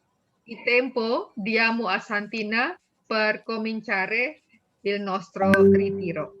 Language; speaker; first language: Italian; non-native, fluent; Indonesian